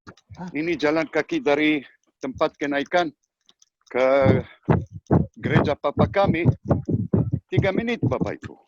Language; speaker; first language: Indonesian; non-native, learner; Hebrew